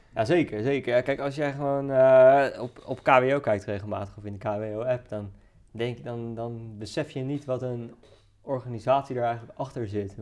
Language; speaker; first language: Dutch; native; Dutch